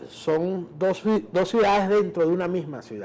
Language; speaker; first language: Spanish; native; Spanish